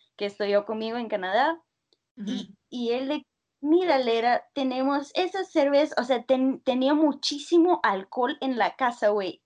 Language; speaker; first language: Spanish; non-native, fluent; Russian